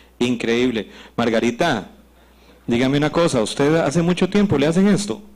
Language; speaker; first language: Spanish; native; Spanish